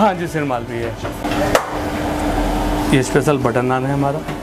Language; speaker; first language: Hindi; native; Hindi